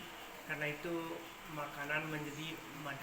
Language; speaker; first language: Indonesian; non-native, learner; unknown